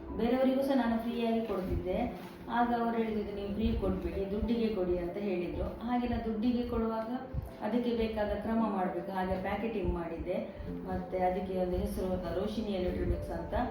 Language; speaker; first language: Kannada; native; Kannada